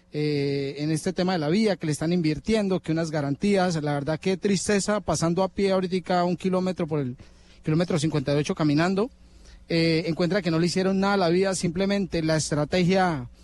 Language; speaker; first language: Spanish; native; Spanish